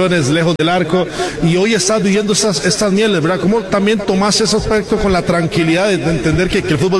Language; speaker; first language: Spanish; native; Spanish